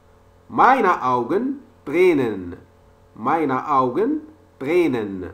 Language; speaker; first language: German; non-native, learner; French